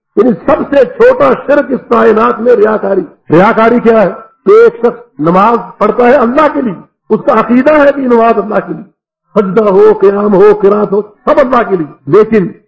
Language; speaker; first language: Urdu; native; Urdu